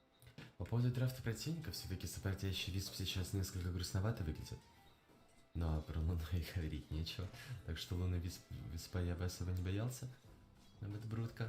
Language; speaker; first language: Russian; native; Russian